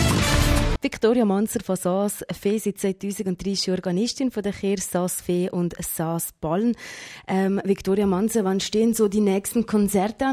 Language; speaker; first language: German; native; German